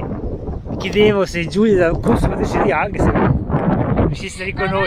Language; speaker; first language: Italian; native; Italian